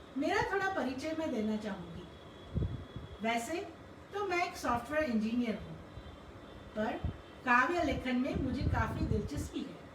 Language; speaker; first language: Hindi; non-native, local second language; Gujarati